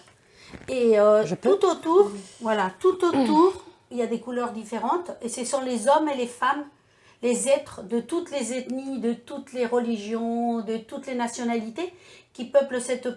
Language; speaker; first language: French; non-native, fluent; Spanish